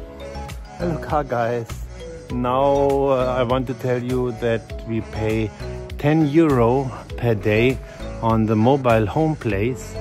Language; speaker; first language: English; non-native, learner; German